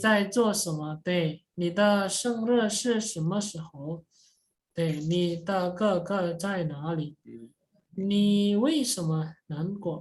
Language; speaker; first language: Chinese; non-native, fluent; Indonesian